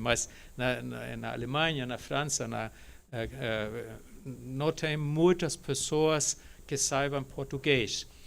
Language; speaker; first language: Portuguese; non-native, fluent; German